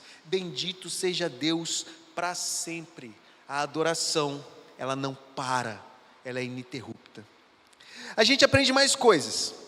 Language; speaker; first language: Portuguese; native; Portuguese